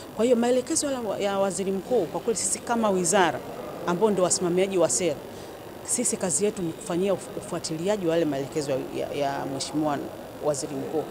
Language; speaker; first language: Swahili; native; Swahili